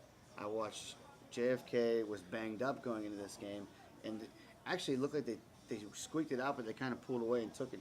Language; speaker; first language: English; native; English